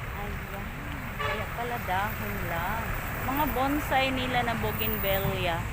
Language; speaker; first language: Filipino; non-native, local second language; Waray